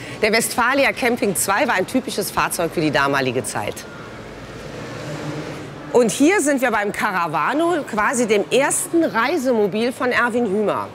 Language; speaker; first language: German; native; German